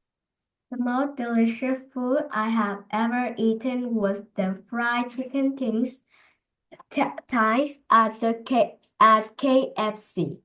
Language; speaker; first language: English; non-native, learner; Vietnamese